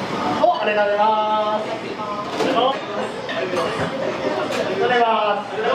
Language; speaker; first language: Japanese; native; Japanese